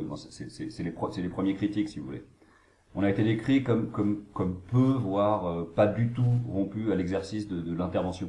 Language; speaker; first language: French; native; French